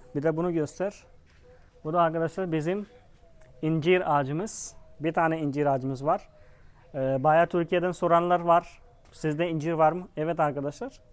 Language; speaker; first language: Turkish; non-native, fluent; Hindi